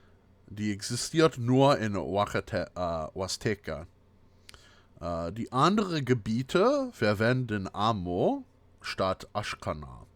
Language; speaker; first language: German; non-native, fluent; English